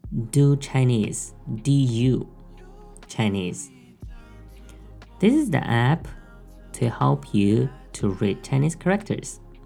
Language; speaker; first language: English; non-native, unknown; Chinese